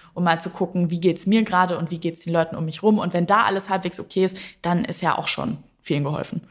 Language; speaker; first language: German; native; German